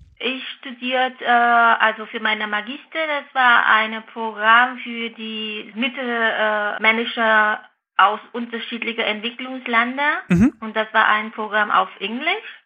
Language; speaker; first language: German; non-native, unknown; Vietnamese